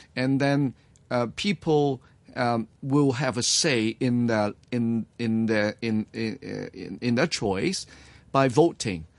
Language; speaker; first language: English; non-native, local second language; Cantonese